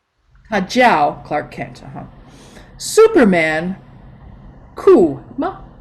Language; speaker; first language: Chinese; non-native, fluent; English